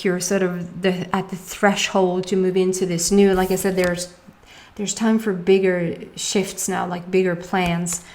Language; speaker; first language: English; non-native, fluent; Swedish